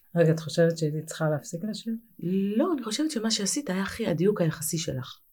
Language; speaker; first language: Hebrew; native; Hebrew